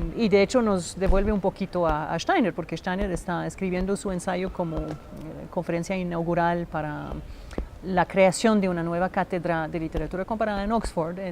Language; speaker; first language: Spanish; non-native, fluent; English